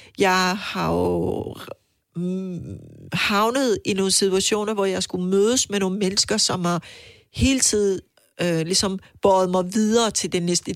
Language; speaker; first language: Danish; non-native, fluent; Persian